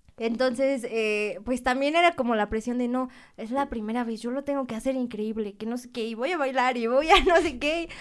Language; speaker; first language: Spanish; native; Spanish